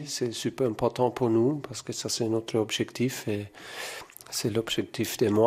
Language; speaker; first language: French; non-native, fluent; German